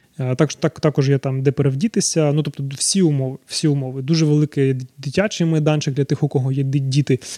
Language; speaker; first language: Ukrainian; native; Ukrainian